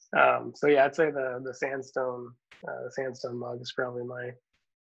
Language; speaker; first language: English; native; English